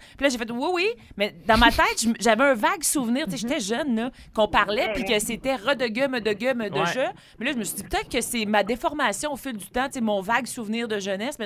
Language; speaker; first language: French; native; French